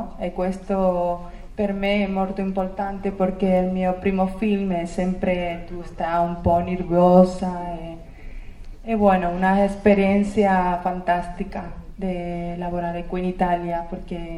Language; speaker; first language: Italian; non-native, learner; Spanish